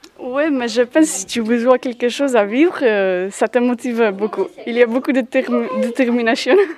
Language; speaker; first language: French; non-native, learner; Polish